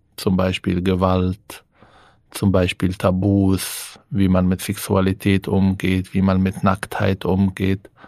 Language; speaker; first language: German; non-native, fluent; Arabic